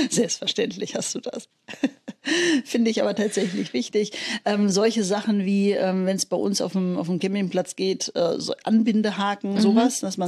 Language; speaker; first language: German; native; German